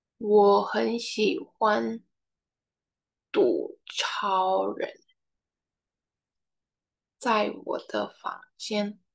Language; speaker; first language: Chinese; non-native, learner; Indonesian